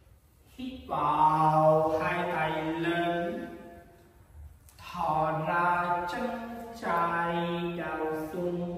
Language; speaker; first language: Vietnamese; non-native, learner; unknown